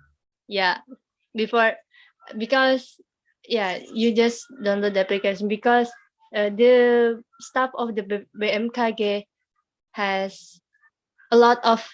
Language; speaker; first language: English; non-native, learner; Indonesian